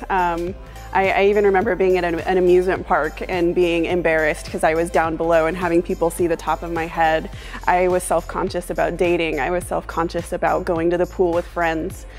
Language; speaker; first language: English; native; English